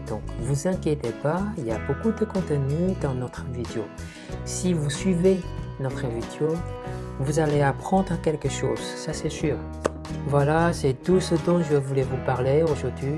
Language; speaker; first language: French; non-native, fluent; Chinese